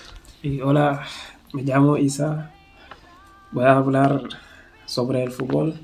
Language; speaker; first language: Spanish; non-native, learner; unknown